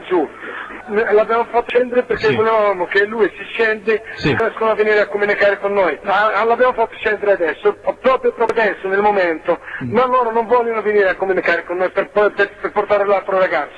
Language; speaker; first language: Italian; non-native, learner; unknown